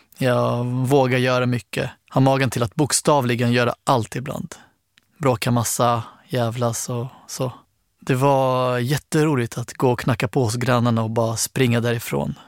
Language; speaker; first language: Swedish; early bilingual, other home language; Arabic